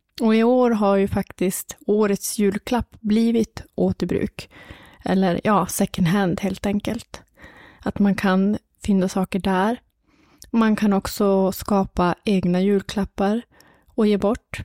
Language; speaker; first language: Swedish; native; Swedish